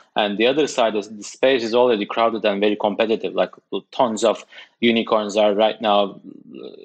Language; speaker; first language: English; non-native, fluent; Turkish